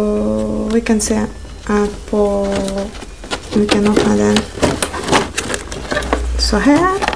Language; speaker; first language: Swedish; non-native, learner; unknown